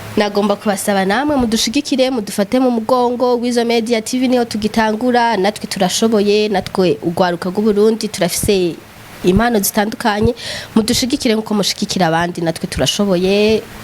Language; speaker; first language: Rundi; native; Rundi